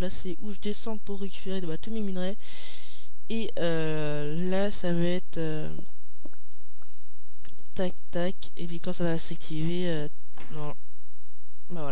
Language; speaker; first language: French; native; French